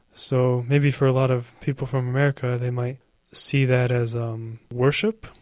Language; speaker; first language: English; native; English